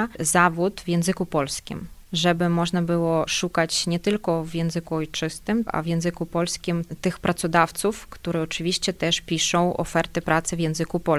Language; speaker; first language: Polish; non-native, fluent; Ukrainian